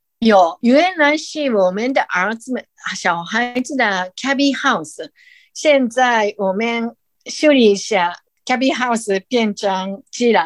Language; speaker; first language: Chinese; non-native, fluent; Japanese